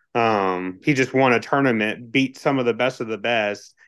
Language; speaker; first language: English; native; English